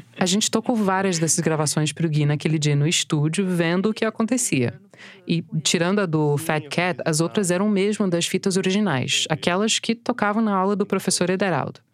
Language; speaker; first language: Portuguese; non-native, fluent; English